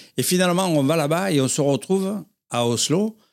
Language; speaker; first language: French; native; French